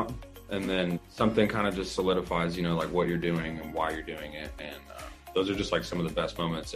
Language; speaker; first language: English; native; English